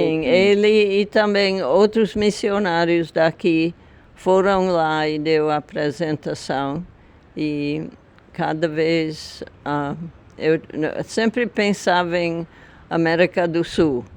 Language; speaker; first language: Portuguese; non-native, fluent; English